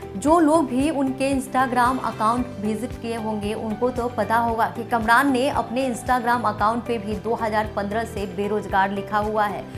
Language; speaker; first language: Hindi; native; Hindi